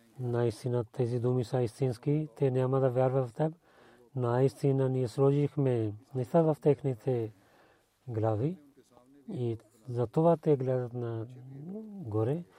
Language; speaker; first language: Bulgarian; non-native, fluent; Urdu